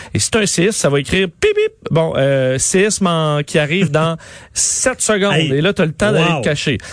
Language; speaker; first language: French; native; French